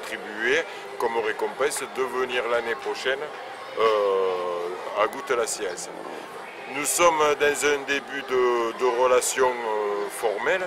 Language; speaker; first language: French; native; French